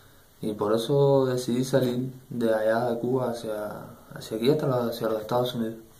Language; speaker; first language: Spanish; native; Spanish